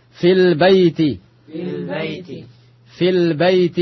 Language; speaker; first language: Arabic; non-native, fluent; Indonesian